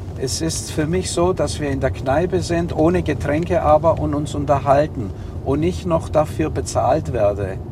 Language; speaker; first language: German; non-native, fluent; Greek